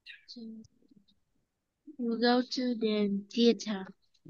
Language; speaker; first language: English; non-native, learner; Vietnamese